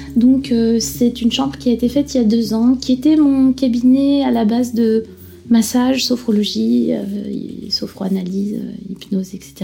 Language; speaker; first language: French; native; French